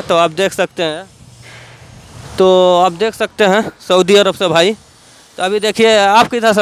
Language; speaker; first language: Hindi; native; Hindi